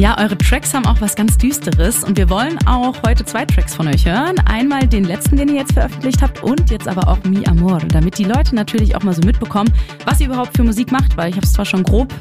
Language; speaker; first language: German; native; German